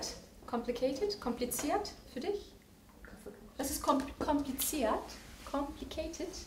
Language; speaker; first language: German; non-native, fluent; Turkish